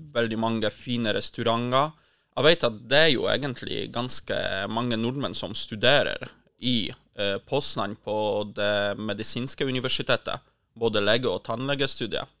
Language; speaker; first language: Norwegian; non-native, fluent; Polish